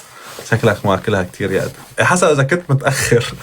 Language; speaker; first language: Arabic; native; Arabic